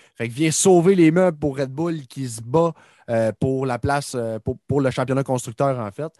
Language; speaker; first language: French; native; French